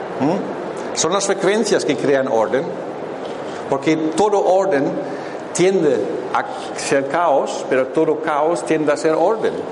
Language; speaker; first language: Spanish; non-native, fluent; German